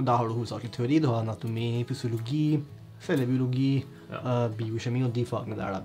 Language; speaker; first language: Norwegian; native; Norwegian